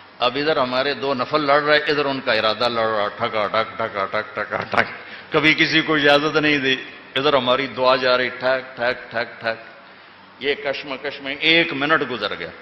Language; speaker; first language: Urdu; non-native, local second language; Punjabi